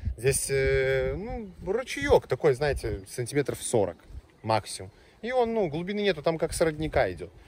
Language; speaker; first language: Russian; native; Russian